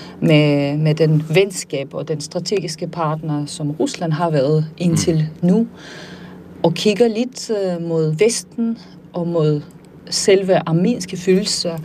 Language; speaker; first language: Danish; non-native, fluent; Armenian